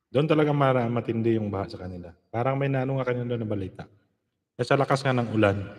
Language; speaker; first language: Filipino; non-native, local second language; Hiligaynon